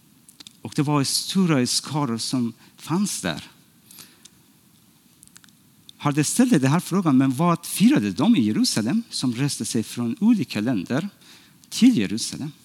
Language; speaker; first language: Swedish; non-native, fluent; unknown